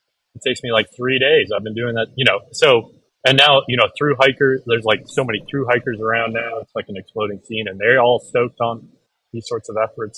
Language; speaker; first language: English; native; English